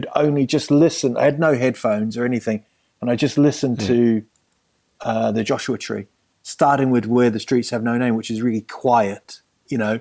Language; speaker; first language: English; native; English